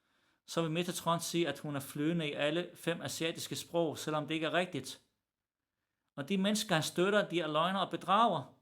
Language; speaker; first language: Danish; early bilingual, other home language; Arabic